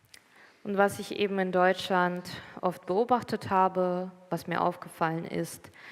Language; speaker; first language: German; native; German